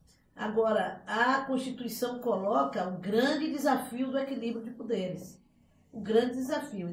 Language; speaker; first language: Portuguese; native; Portuguese